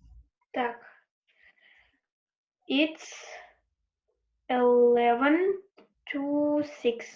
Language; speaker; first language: English; non-native, learner; Russian